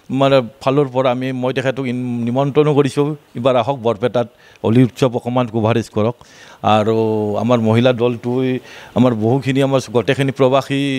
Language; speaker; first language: Assamese; native; Assamese